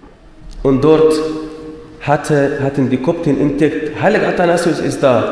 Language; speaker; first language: German; non-native, fluent; Arabic